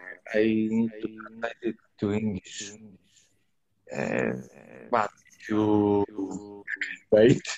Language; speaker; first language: English; non-native, learner; Polish